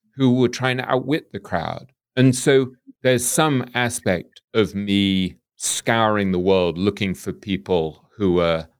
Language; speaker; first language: English; native; English